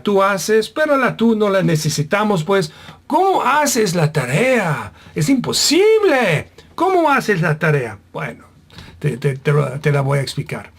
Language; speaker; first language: Spanish; non-native, fluent; English